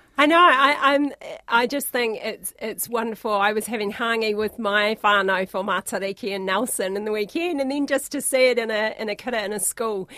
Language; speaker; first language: English; native; English